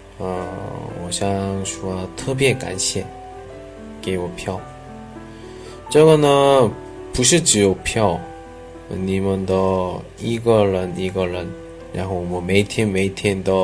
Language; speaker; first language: Chinese; non-native, learner; Korean